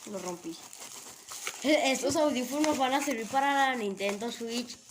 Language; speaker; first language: Spanish; native; Spanish